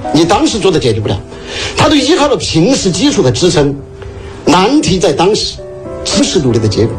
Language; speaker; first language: Chinese; native; Chinese